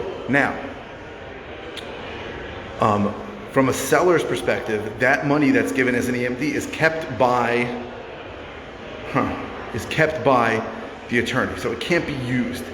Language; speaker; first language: English; native; English